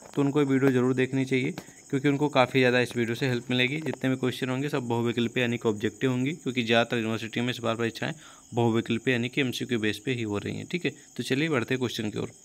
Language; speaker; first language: Hindi; native; Hindi